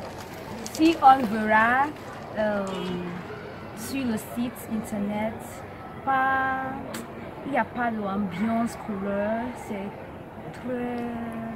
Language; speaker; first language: French; non-native, learner; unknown